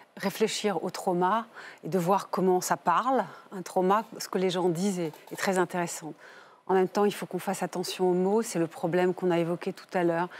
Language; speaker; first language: French; native; French